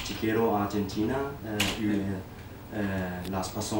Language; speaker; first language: Spanish; non-native, learner; Danish